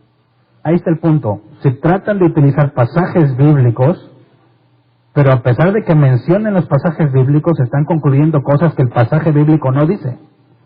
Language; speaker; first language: Spanish; native; Spanish